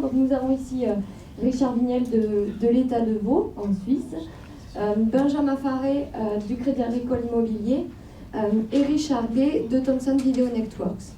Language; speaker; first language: French; native; French